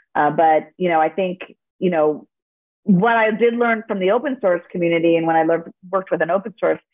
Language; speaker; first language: English; early bilingual, other home language; Spanish